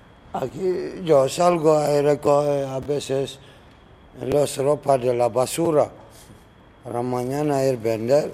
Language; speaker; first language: Spanish; non-native, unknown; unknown